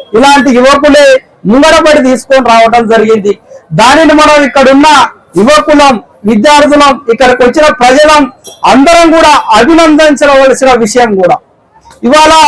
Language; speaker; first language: Telugu; non-native, local second language; Koya